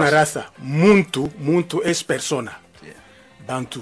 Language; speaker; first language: Spanish; non-native, fluent; Lingala